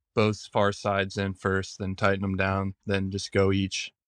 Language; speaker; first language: English; native; English